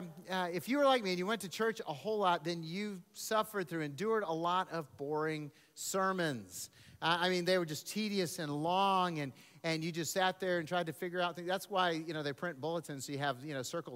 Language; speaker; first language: English; native; English